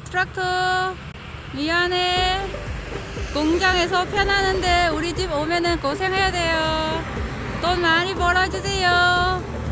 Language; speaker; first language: Korean; non-native, learner; Vietnamese